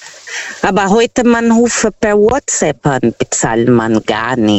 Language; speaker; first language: German; non-native, fluent; Portuguese